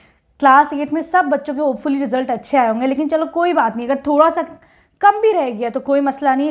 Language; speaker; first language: Hindi; native; Hindi